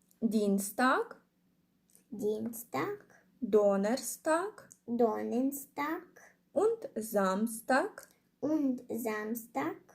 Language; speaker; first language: German; non-native, fluent; Ukrainian